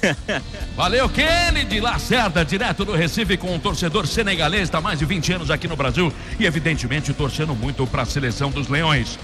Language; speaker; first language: Portuguese; native; Portuguese